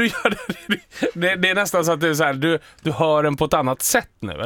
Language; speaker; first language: Swedish; native; Swedish